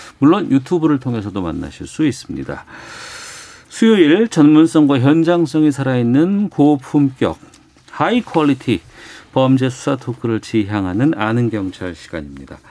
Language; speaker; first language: Korean; native; Korean